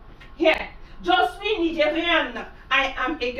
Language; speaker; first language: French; non-native, fluent; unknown